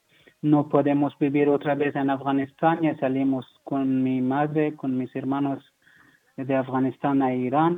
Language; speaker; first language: Spanish; non-native, learner; Persian